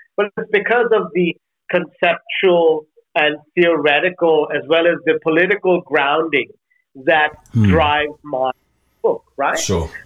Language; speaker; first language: English; non-native, local second language; Bangla